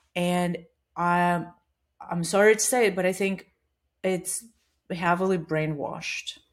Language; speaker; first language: English; non-native, fluent; Russian